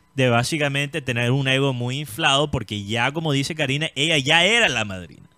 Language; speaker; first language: Spanish; native; Spanish